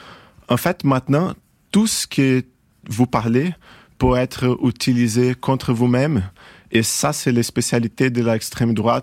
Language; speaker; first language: French; non-native, fluent; Portuguese